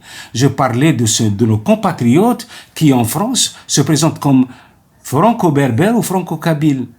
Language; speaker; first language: French; non-native, local second language; Arabic